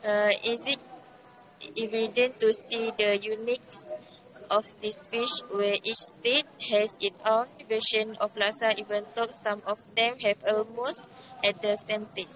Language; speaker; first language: English; non-native, local second language; Malay